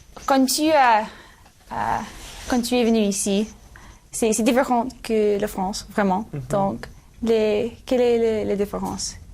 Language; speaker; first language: French; non-native, learner; English